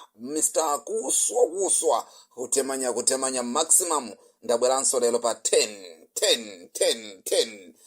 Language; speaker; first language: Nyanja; non-native, local second language; Yao